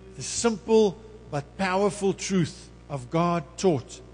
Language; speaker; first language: English; non-native, local second language; Afrikaans